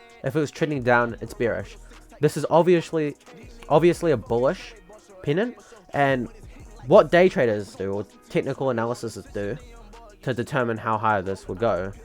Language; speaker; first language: English; native; English